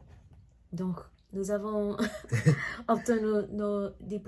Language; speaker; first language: French; non-native, learner; English